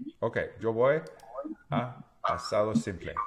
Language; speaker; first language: Spanish; non-native, learner; English